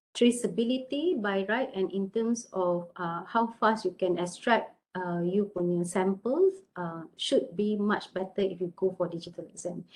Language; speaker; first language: English; non-native, local second language; Malay